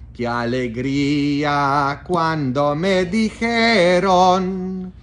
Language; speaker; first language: Spanish; non-native, fluent; Polish